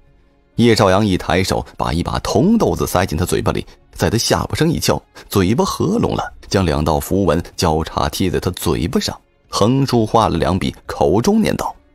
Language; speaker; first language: Chinese; native; Chinese